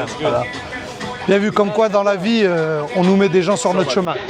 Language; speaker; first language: French; native; French